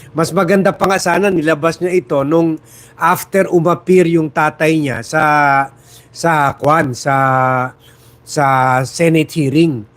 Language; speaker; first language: Filipino; non-native, local second language; Chavacano